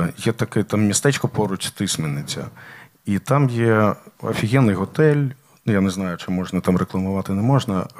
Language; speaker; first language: Ukrainian; non-native, local second language; Russian